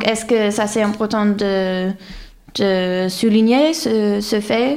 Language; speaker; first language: French; non-native, fluent; English